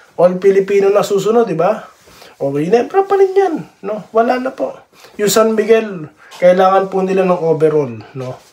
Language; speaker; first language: Filipino; native; Filipino